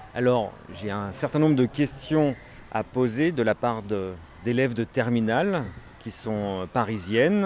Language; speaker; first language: French; native; French